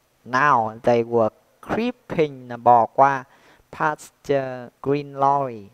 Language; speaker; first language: English; non-native, fluent; Vietnamese